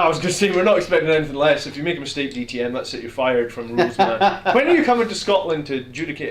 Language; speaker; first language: English; native; English